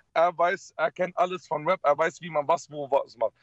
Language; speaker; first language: German; early bilingual, other home language; Dutch